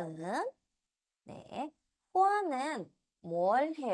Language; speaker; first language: Korean; non-native, fluent; Spanish